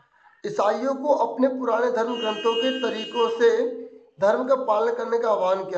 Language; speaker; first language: Hindi; native; Hindi